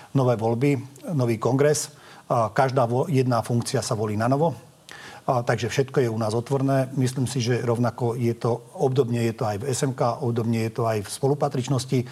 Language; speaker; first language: Slovak; non-native, local second language; Hungarian